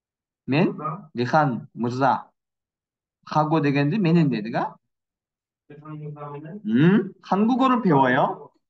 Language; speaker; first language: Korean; non-native, fluent; Kyrgyz